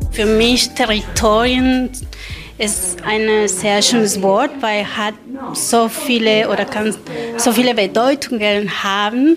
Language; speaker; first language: German; non-native, learner; Spanish